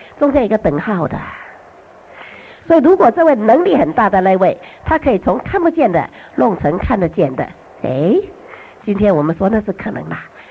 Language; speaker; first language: Chinese; native; Chinese